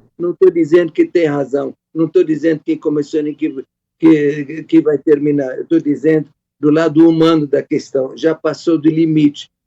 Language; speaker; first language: Portuguese; non-native, fluent; Arabic